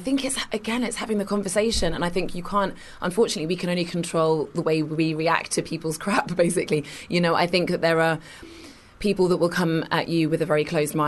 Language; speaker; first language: English; native; English